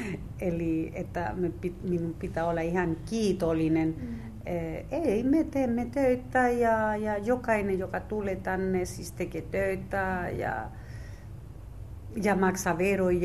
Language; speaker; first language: Finnish; non-native, fluent; Spanish